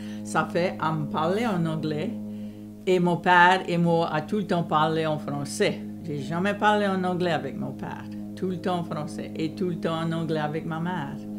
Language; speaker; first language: French; early bilingual, heritage; French